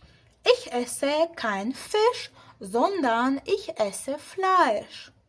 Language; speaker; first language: German; non-native, fluent; Spanish